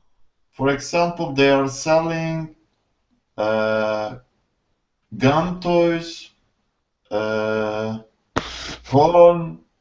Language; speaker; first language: English; non-native, learner; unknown